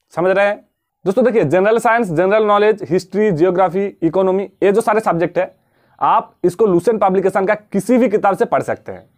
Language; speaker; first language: Hindi; non-native, local second language; Bangla